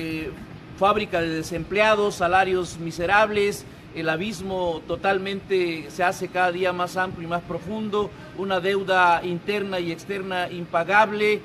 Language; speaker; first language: Spanish; native; Spanish